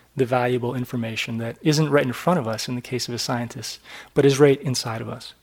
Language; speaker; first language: English; native; English